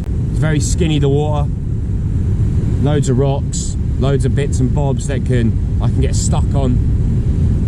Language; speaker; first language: English; native; English